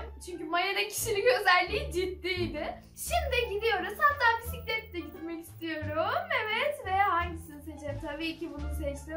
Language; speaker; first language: Turkish; native; Turkish